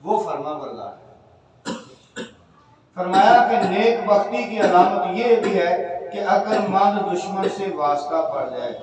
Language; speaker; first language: Urdu; non-native, local second language; Punjabi